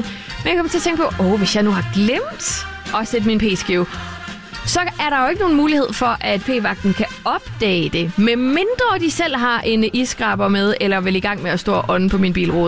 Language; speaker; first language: Danish; native; Danish